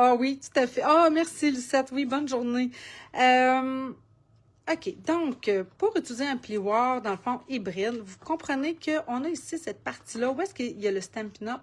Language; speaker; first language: French; native; French